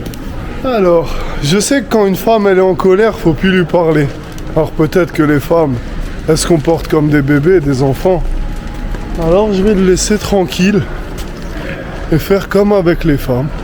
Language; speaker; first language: French; native; French